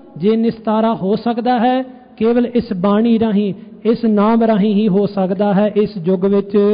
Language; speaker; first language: Punjabi; early bilingual, heritage; Punjabi